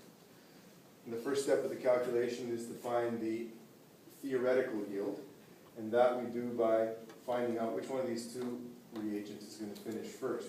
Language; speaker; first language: English; native; English